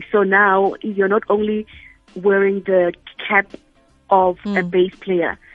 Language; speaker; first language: English; non-native, local second language; Tswana